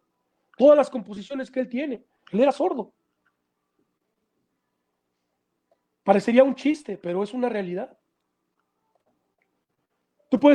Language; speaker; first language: Spanish; native; Spanish